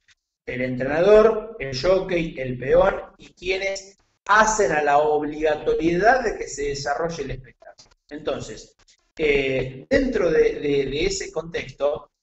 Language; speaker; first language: Spanish; native; Spanish